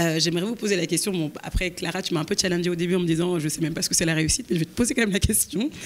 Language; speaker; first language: French; native; French